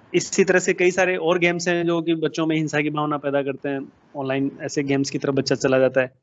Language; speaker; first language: Hindi; native; Hindi